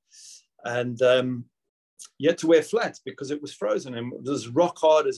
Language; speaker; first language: English; native; English